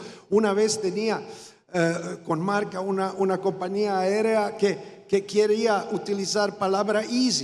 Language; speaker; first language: Spanish; non-native, fluent; Croatian